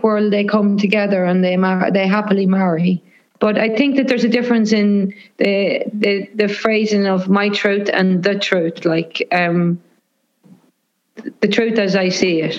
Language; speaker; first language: English; native; English